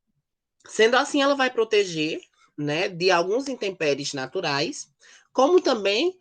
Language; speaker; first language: Portuguese; native; Portuguese